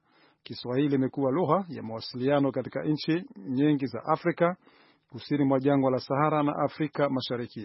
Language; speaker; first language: Swahili; non-native, local second language; Rundi